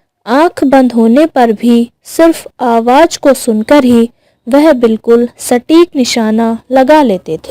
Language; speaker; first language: Hindi; native; Hindi